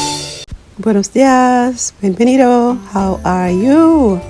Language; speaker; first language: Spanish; non-native, learner; English